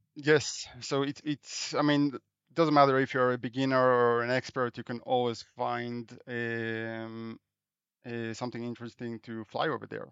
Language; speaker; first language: English; non-native, fluent; Hebrew